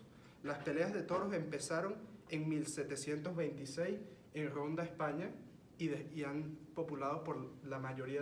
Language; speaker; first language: Spanish; early bilingual, heritage; Spanish